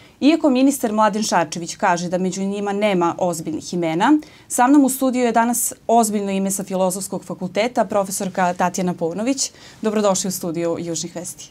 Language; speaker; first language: Bosnian; native; Bosnian